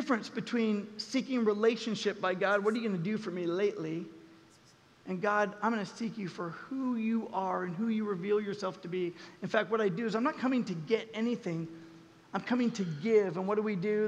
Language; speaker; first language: English; native; English